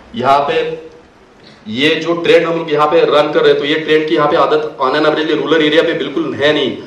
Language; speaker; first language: Hindi; non-native, local second language; Marathi